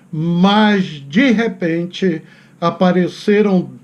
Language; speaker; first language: Portuguese; native; Portuguese